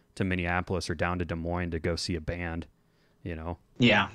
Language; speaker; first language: English; native; English